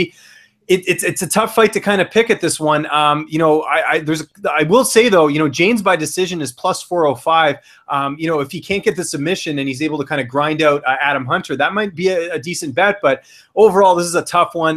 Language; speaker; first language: English; native; English